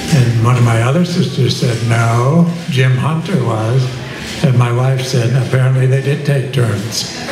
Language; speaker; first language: English; native; English